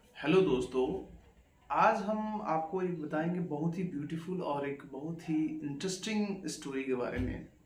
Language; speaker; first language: Hindi; native; Hindi